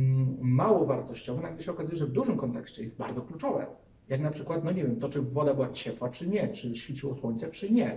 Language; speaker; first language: Polish; native; Polish